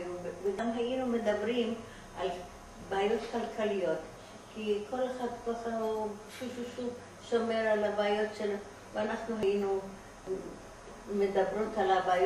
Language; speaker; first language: Hebrew; non-native, fluent; German